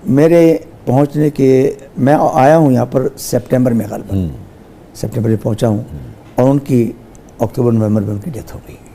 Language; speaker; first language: Urdu; native; Urdu